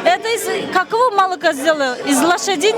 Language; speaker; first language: Russian; non-native, fluent; Turkmen